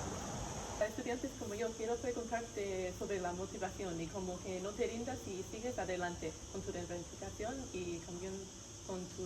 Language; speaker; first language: Spanish; non-native, learner; English